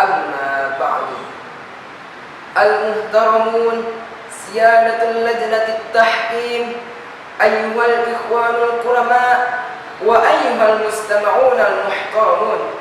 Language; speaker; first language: Arabic; non-native, learner; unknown